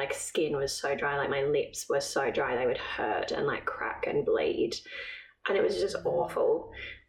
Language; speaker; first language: English; native; English